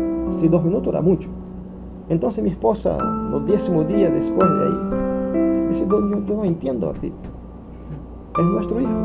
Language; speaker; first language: Spanish; non-native, fluent; Portuguese